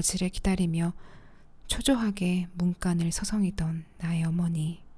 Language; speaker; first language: Korean; native; Korean